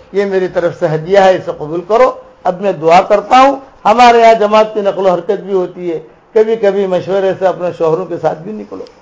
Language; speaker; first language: Urdu; non-native, local second language; Gujarati